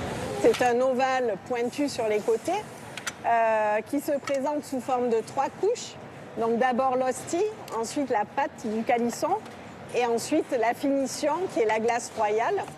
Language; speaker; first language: French; native; French